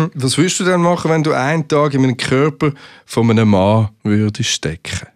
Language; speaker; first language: German; native; German